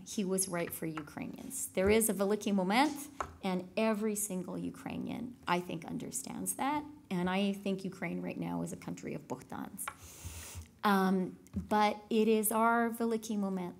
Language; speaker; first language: English; native; English